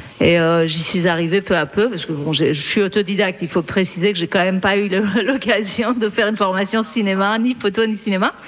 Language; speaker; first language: French; non-native, fluent; Persian